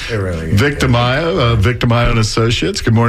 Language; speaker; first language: English; native; English